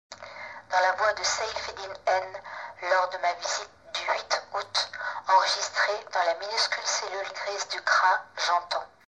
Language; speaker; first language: French; native; French